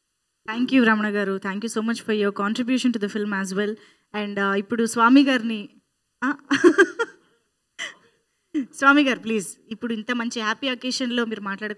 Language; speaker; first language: Telugu; native; Telugu